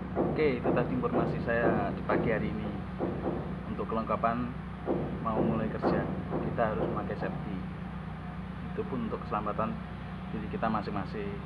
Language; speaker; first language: Indonesian; non-native, local second language; Javanese